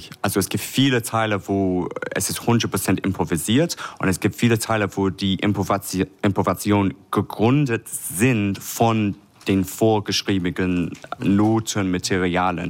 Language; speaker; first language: German; non-native, fluent; English